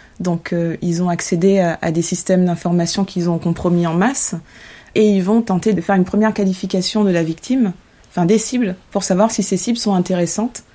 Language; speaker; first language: French; native; French